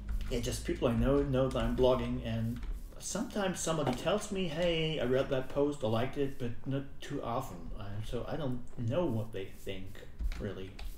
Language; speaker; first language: English; non-native, fluent; German